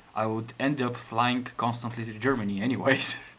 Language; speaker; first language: English; non-native, fluent; Bulgarian